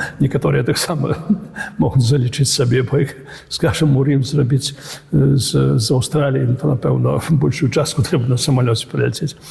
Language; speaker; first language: Belarusian; native; Belarusian